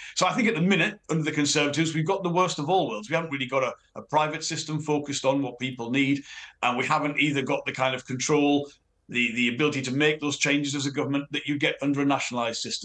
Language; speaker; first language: English; native; English